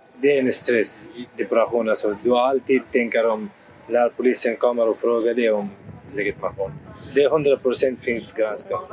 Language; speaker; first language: Swedish; non-native, learner; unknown